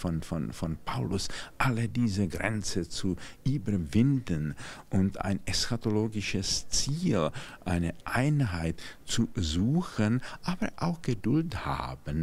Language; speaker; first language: German; non-native, fluent; Czech